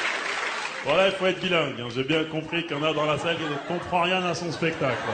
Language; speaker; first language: French; early bilingual, other home language; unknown